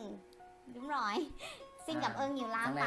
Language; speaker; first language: Vietnamese; non-native, learner; Thai